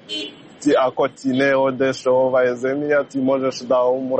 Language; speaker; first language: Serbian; non-native, learner; Rundi